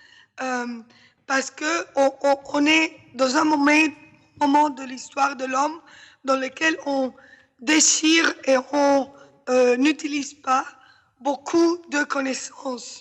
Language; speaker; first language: French; non-native, fluent; Spanish